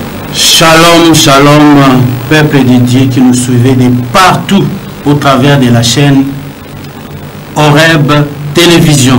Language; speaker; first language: French; non-native, local second language; Lingala